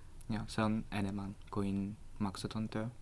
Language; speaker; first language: Finnish; non-native, learner; Russian